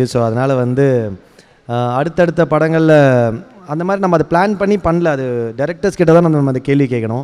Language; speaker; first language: Tamil; native; Tamil